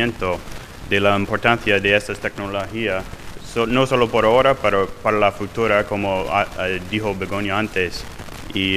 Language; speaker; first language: Spanish; non-native, fluent; English